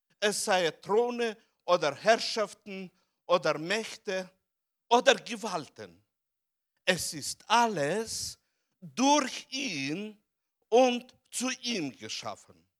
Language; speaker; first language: German; non-native, fluent; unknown